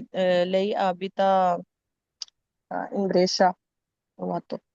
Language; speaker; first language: Italian; non-native, learner; Urdu